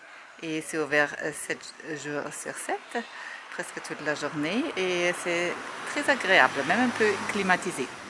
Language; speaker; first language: French; non-native, fluent; German